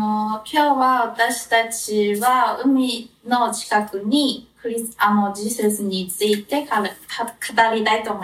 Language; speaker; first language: Japanese; non-native, fluent; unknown